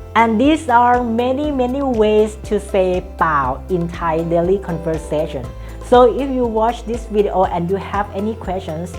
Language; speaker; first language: English; non-native, fluent; Thai